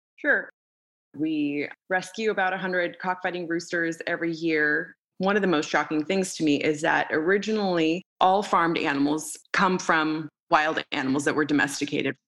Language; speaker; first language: English; early bilingual, other home language; Romanian